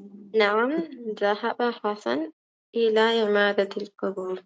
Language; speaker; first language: Arabic; non-native, learner; Tamil